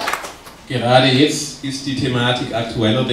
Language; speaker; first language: German; native; German